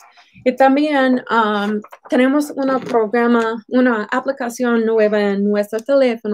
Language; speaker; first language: Spanish; non-native, fluent; English